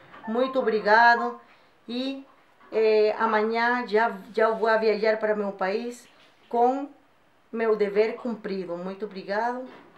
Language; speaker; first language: Portuguese; non-native, fluent; Spanish